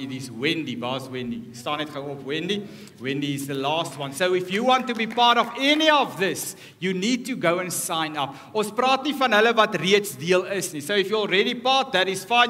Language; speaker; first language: English; non-native, local second language; Afrikaans